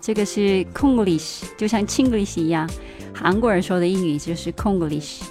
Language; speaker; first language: Chinese; non-native, fluent; Korean